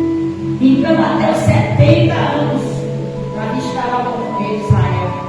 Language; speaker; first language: Portuguese; native; Portuguese